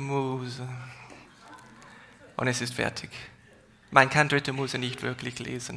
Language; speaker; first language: German; non-native, fluent; English